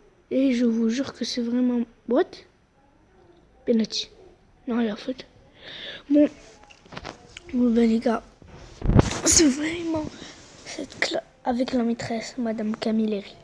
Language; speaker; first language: French; non-native, local second language; Arabic